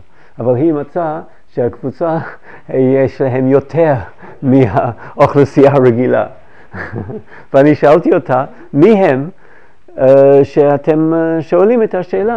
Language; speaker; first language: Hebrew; non-native, fluent; English